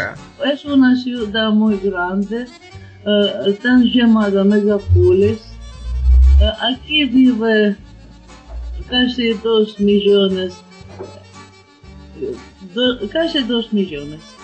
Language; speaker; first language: Spanish; non-native, learner; Ukrainian